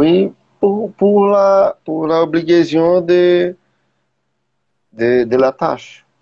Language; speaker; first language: French; non-native, learner; Portuguese